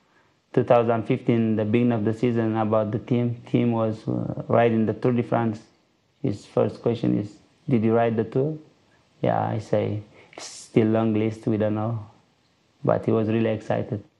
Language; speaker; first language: English; non-native, learner; Tigrinya